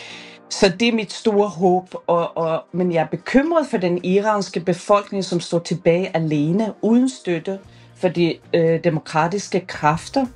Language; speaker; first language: Danish; non-native, fluent; Persian